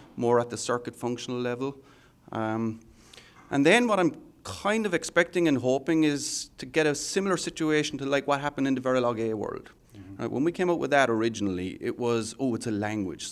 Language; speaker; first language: English; native; English